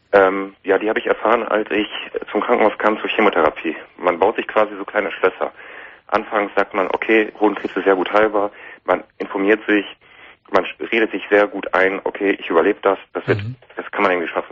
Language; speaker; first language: German; native; German